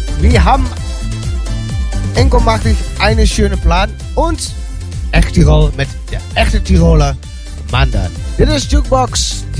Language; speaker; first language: German; non-native, learner; Dutch